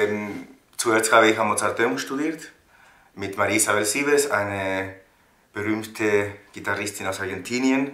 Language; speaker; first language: German; non-native, fluent; Spanish